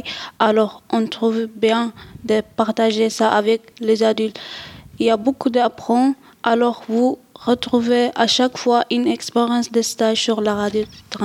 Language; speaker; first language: French; non-native, learner; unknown